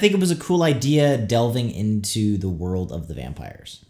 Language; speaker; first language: English; native; English